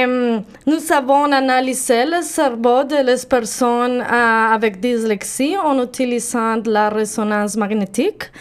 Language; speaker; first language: French; non-native, learner; Spanish